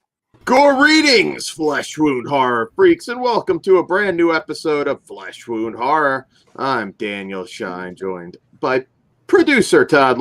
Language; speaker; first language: English; native; English